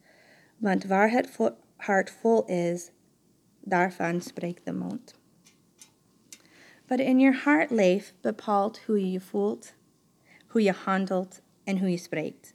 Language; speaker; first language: Dutch; non-native, fluent; English